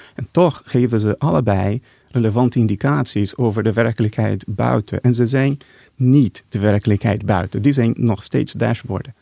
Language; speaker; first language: Dutch; non-native, fluent; Portuguese